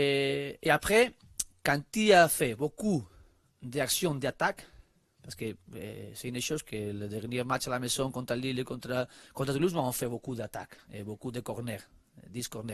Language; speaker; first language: French; non-native, learner; Spanish